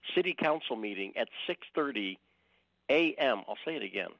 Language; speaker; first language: English; native; English